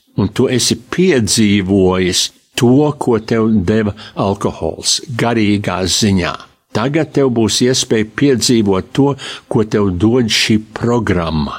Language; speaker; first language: Latvian; early bilingual, heritage; Latvian